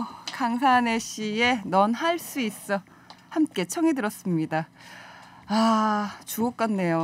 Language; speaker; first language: Korean; native; Korean